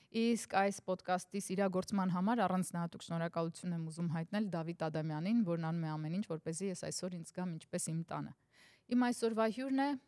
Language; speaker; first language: Armenian; native; Armenian